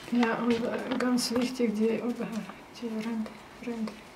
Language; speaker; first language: German; non-native, learner; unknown